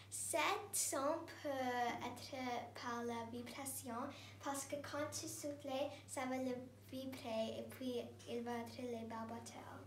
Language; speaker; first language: French; non-native, learner; English